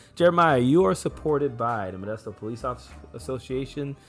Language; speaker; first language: English; native; English